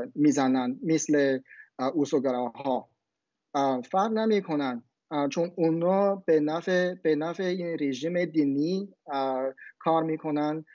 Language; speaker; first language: Persian; non-native, fluent; Chinese